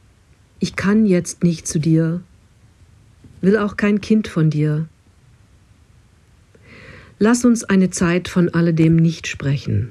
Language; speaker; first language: German; non-native, fluent; English